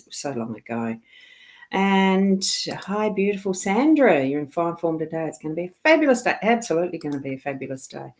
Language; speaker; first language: English; native; English